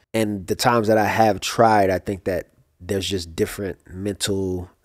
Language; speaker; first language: English; native; English